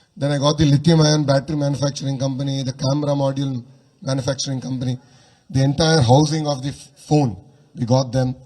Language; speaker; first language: English; non-native, local second language; Telugu